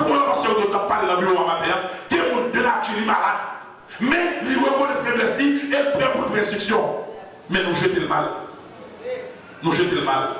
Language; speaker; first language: French; non-native, local second language; Haitian Creole